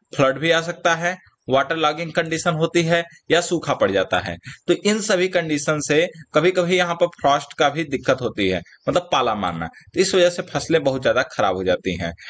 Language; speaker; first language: Hindi; native; Hindi